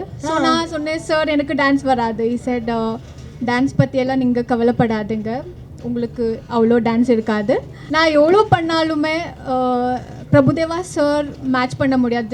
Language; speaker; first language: Tamil; non-native, learner; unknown